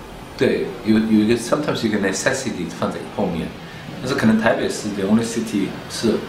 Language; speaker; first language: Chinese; early bilingual, heritage; German